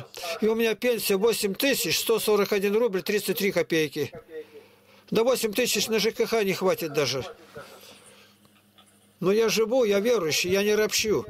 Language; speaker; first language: Russian; native; Russian